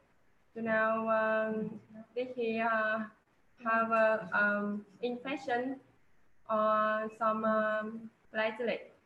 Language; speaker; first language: English; non-native, learner; Vietnamese